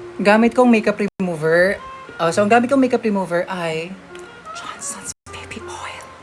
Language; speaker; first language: Filipino; native; Filipino